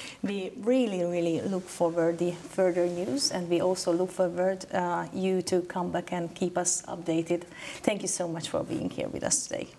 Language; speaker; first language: English; non-native, fluent; Hungarian